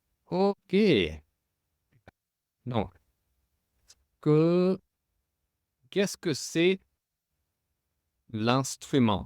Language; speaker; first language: French; non-native, fluent; English